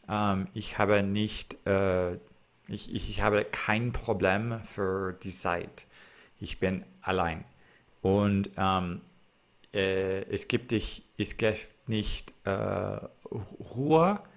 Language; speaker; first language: German; non-native, learner; English